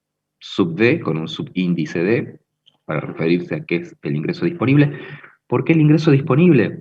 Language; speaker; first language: Spanish; native; Spanish